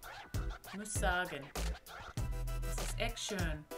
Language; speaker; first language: German; non-native, learner; English